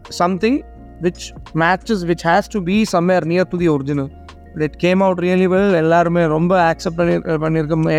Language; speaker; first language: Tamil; non-native, learner; Malayalam